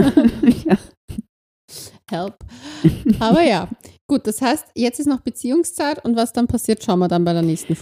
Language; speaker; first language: German; native; German